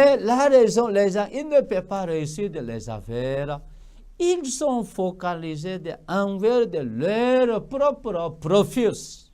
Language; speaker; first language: French; non-native, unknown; Korean